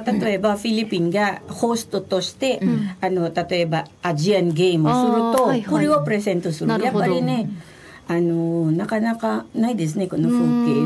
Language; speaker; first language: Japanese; non-native, fluent; Filipino